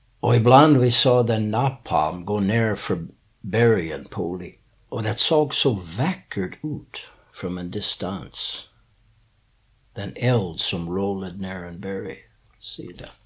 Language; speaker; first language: Swedish; early bilingual, heritage; English